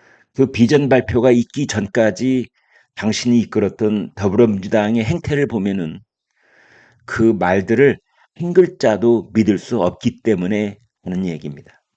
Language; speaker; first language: Korean; native; Korean